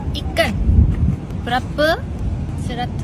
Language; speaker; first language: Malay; non-native, learner; Korean